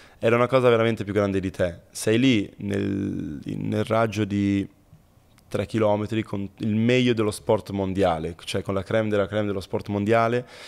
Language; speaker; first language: Italian; native; Italian